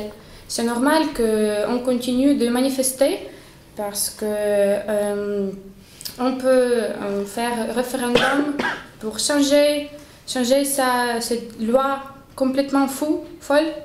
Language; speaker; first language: French; non-native, learner; Spanish